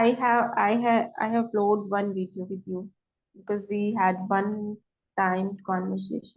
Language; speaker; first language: English; non-native, learner; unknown